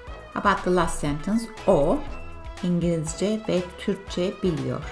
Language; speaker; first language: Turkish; non-native, fluent; English